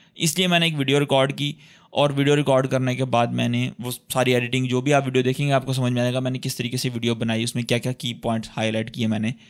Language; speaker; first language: Urdu; native; Urdu